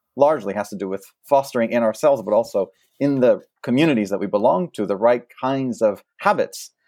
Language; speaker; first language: English; early bilingual, other home language; French